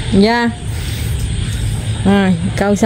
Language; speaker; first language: English; non-native, learner; Vietnamese